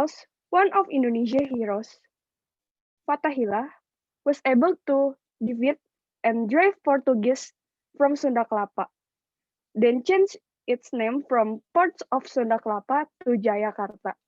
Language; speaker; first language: English; non-native, local second language; Indonesian